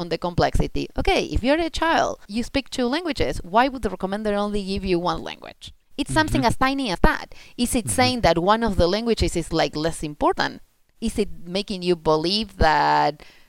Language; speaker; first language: English; non-native, fluent; Spanish